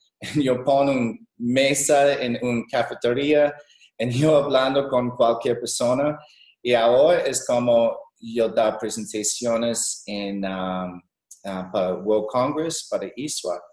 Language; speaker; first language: Spanish; non-native, learner; English